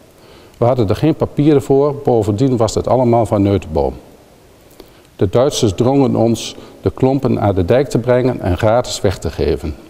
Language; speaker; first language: Dutch; native; Dutch